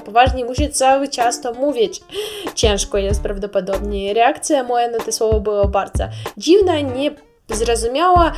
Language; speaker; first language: Polish; non-native, learner; Russian